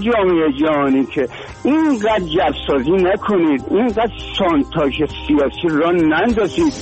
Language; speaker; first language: Persian; native; Persian